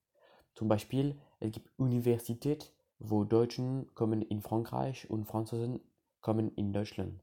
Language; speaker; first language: German; non-native, learner; French